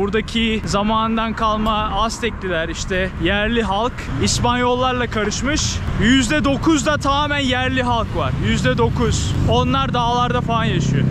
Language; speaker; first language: Turkish; native; Turkish